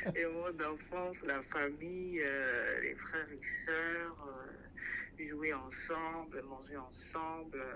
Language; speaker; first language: French; non-native, local second language; Sango